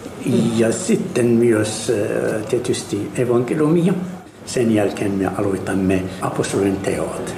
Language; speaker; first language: Finnish; non-native, fluent; Arabic